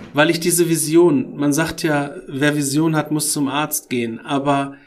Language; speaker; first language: German; early bilingual, other home language; Arabic